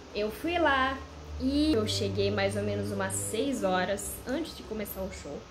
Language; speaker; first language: Portuguese; non-native, fluent; Romanian